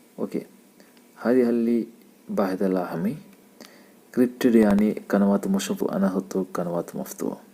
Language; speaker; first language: Arabic; non-native, learner; Malayalam